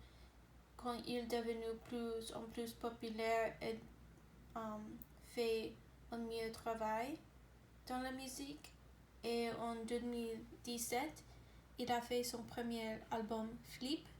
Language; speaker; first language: French; non-native, learner; English